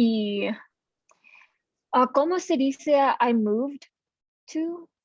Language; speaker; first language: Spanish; non-native, learner; Filipino